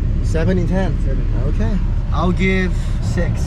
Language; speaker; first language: English; non-native, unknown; Korean